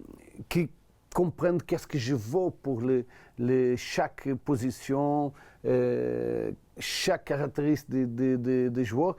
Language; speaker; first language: French; non-native, learner; Portuguese